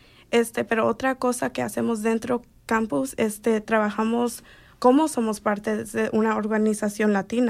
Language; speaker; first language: Spanish; early bilingual, heritage; Spanish